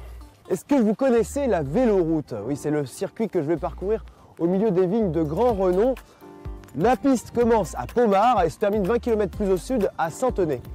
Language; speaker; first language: French; native; French